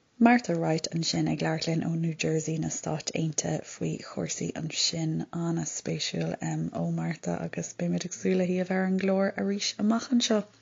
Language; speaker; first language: Irish; non-native, local second language; English